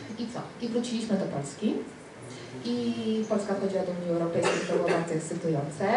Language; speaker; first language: Polish; early bilingual, heritage; Spanish